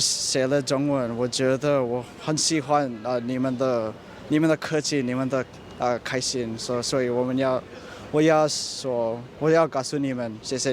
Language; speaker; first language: Chinese; non-native, learner; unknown